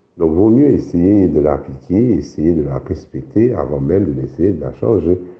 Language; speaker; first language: French; non-native, local second language; Haitian Creole